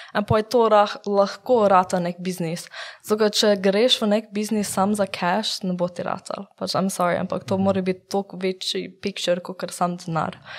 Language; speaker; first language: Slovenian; early bilingual, heritage; English